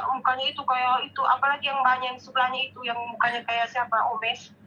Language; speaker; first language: Indonesian; native; Indonesian